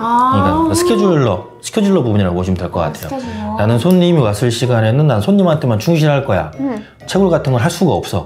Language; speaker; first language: Korean; native; Korean